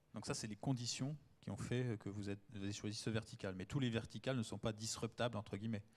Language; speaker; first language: French; native; French